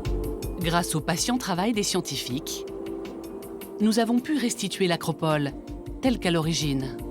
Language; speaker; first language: French; native; French